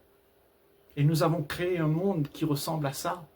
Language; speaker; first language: French; native; French